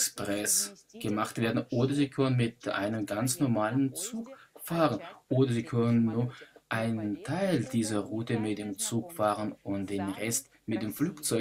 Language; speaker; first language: German; non-native, fluent; Russian